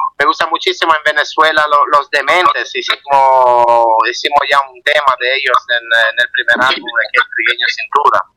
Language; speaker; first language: Spanish; non-native, fluent; Italian